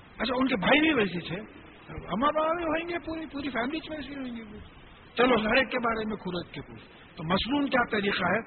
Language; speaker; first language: Urdu; native; Urdu